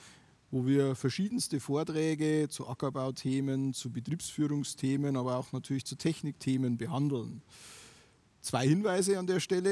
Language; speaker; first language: German; native; German